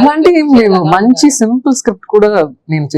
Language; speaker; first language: Telugu; non-native, learner; Tamil